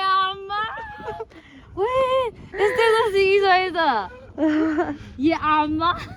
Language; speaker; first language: English; non-native, local second language; Nepali